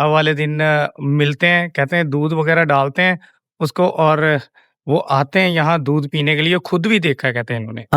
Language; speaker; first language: Urdu; non-native, local second language; Punjabi